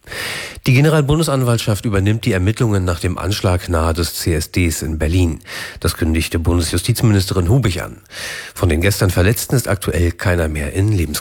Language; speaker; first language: German; native; German